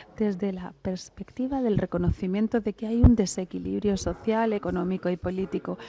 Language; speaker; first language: Spanish; non-native, fluent; English